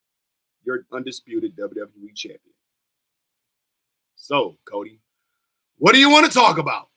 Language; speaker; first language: English; native; English